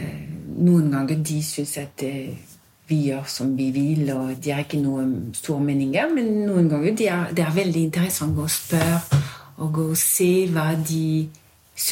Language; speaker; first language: Norwegian; non-native, fluent; French